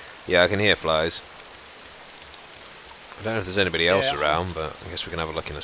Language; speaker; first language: English; native; English